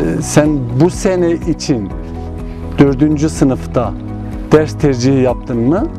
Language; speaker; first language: Turkish; non-native, local second language; Zaza